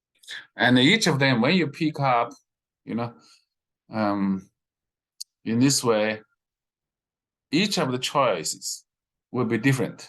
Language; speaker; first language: English; non-native, fluent; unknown